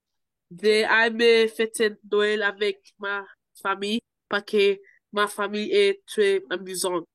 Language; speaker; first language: French; non-native, learner; Spanish